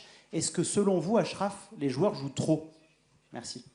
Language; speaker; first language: French; native; French